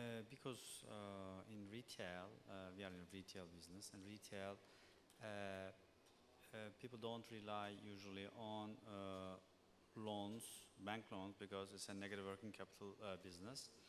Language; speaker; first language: English; non-native, fluent; Turkish